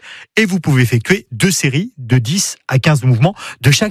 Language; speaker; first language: French; native; French